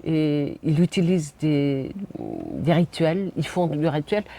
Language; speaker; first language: French; non-native, fluent; Mongolian